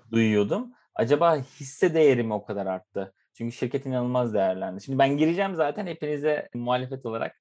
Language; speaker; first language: Turkish; native; Turkish